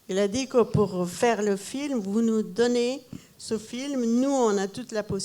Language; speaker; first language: French; non-native, fluent; Persian